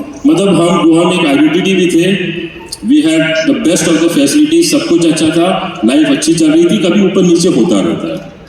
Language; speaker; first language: Hindi; native; Hindi